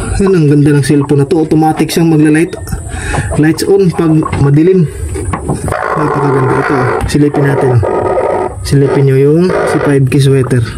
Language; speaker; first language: Filipino; non-native, local second language; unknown